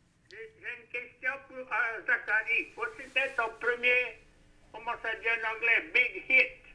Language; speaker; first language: French; non-native, learner; English